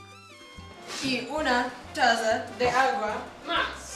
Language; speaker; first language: Spanish; non-native, learner; English